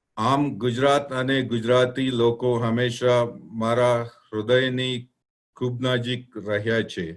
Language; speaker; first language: Gujarati; non-native, learner; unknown